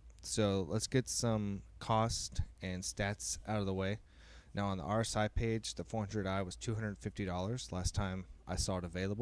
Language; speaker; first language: English; native; English